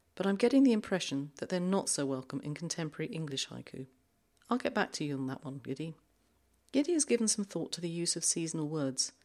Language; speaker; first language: English; native; English